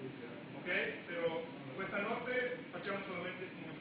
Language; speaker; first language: Italian; non-native, learner; Romanian